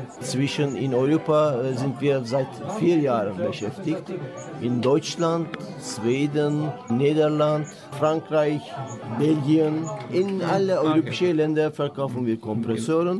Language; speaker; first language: German; non-native, learner; Turkish